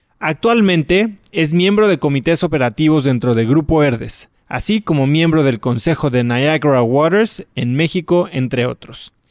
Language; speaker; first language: Spanish; native; Spanish